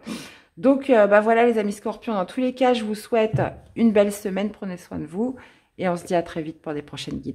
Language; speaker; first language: French; native; French